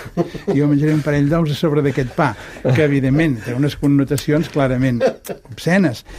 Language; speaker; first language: Catalan; native; Catalan